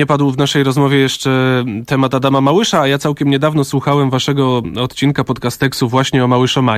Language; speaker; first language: Polish; native; Polish